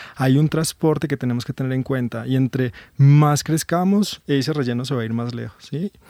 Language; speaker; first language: Spanish; native; Spanish